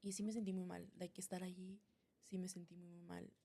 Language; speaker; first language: Spanish; early bilingual, heritage; Spanish